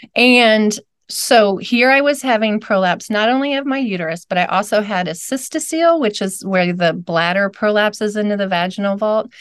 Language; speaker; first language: English; native; English